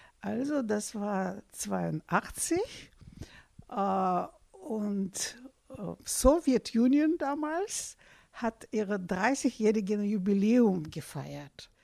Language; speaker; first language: German; non-native, fluent; Russian